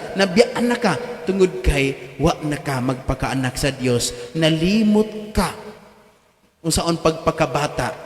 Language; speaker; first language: Cebuano; native; Cebuano